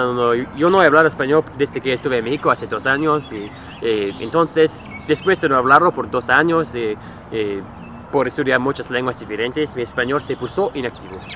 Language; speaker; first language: Spanish; non-native, fluent; English